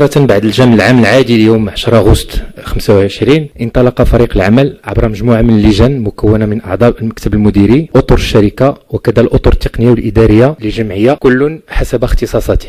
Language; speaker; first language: Arabic; native; Arabic